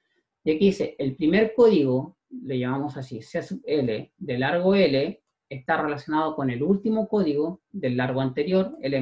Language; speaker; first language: Spanish; native; Spanish